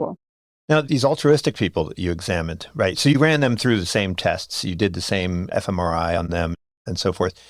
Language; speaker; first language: English; native; English